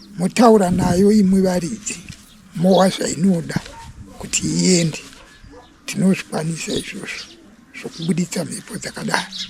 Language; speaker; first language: Shona; non-native, local second language; Venda